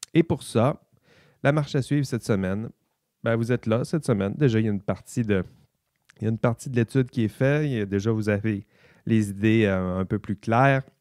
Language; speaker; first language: French; native; French